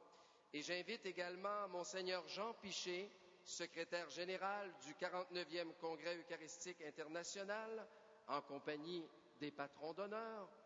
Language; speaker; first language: French; native; French